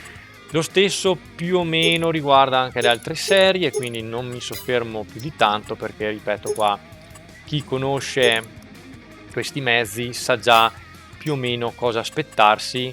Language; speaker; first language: Italian; native; Italian